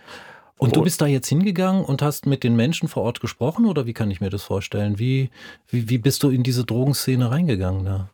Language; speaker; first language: German; native; German